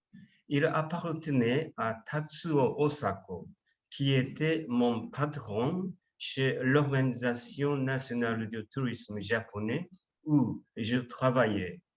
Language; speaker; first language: French; non-native, fluent; Japanese